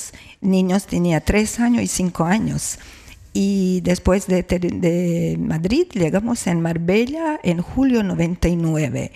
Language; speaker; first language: Spanish; non-native, fluent; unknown